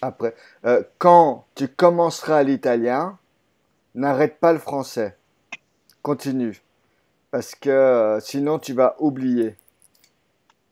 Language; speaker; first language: French; native; French